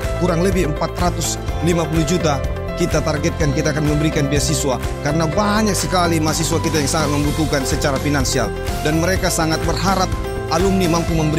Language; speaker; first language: Indonesian; native; Indonesian